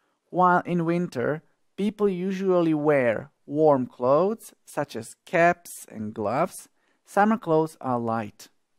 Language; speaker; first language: English; non-native, fluent; Slovak